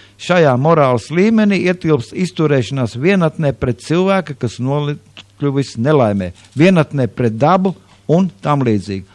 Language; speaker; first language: Latvian; native; Latvian